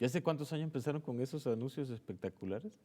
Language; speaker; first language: Spanish; native; Spanish